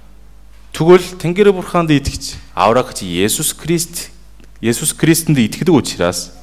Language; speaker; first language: Mongolian; non-native, fluent; Korean